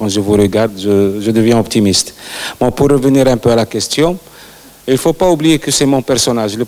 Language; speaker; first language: French; non-native, local second language; Arabic